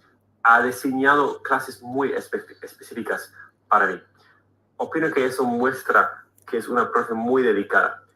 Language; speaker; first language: Spanish; non-native, learner; English